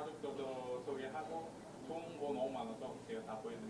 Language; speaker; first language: Korean; non-native, fluent; Uzbek